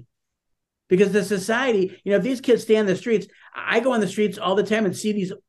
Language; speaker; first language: English; native; English